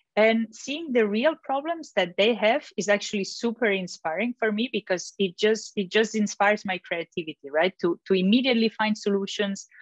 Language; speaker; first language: English; non-native, fluent; Catalan